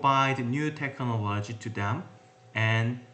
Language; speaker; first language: English; non-native, learner; Korean